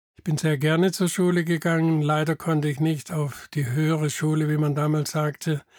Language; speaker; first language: German; native; German